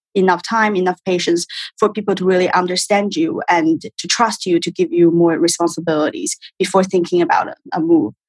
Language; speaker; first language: English; non-native, fluent; Chinese